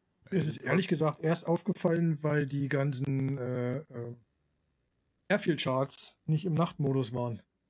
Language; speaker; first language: German; native; German